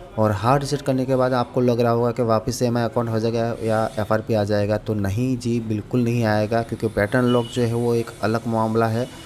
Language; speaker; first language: Hindi; non-native, local second language; Gujarati